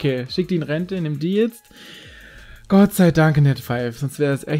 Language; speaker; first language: German; native; German